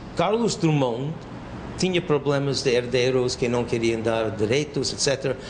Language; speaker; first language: Portuguese; non-native, fluent; English